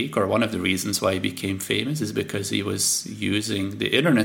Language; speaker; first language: English; non-native, fluent; Dutch